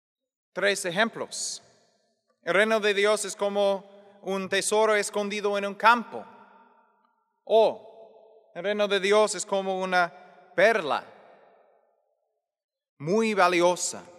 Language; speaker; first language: Spanish; non-native, fluent; English